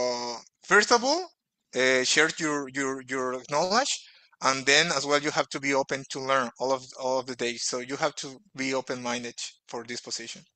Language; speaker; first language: English; non-native, fluent; Portuguese